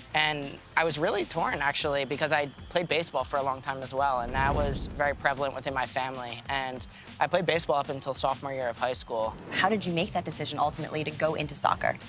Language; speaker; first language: English; native; English